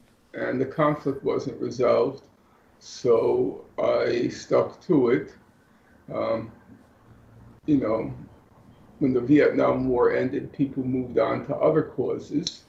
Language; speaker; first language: English; native; English